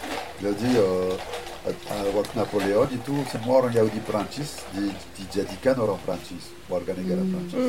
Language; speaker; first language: Indonesian; non-native, fluent; French